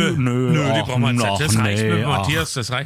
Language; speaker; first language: German; native; German